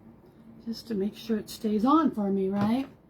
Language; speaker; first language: English; native; English